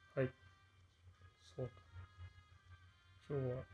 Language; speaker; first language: Japanese; non-native, learner; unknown